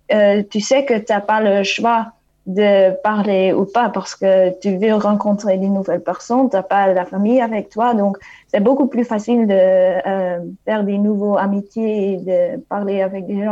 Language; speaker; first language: French; non-native, fluent; Dutch